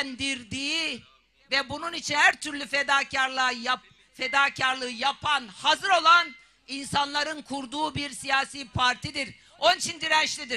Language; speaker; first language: Turkish; native; Turkish